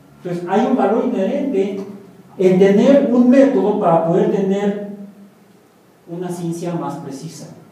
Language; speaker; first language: Spanish; native; Spanish